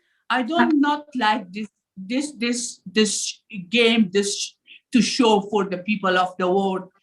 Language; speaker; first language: English; non-native, learner; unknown